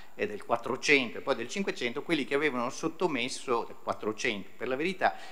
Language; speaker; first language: Italian; native; Italian